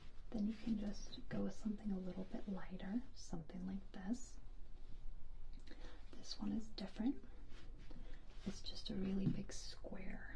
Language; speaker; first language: English; native; English